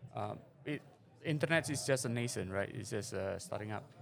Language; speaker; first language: English; non-native, fluent; Indonesian